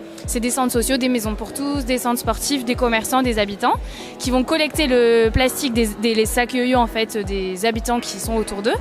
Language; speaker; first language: French; native; French